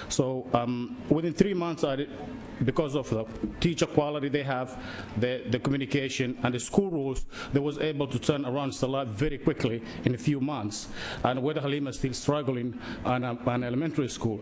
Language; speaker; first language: English; non-native, learner; Somali